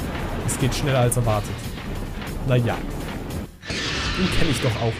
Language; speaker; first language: German; native; German